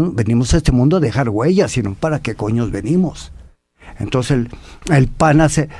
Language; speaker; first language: Spanish; native; Spanish